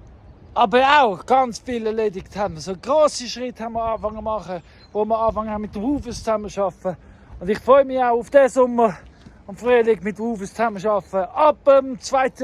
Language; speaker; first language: German; non-native, fluent; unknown